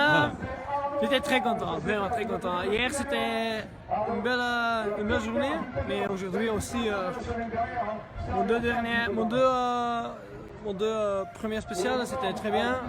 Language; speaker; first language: French; non-native, learner; Dutch